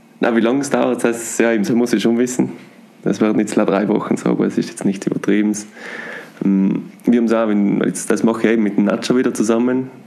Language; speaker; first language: German; native; German